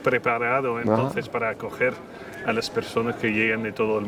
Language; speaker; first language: Spanish; non-native, fluent; French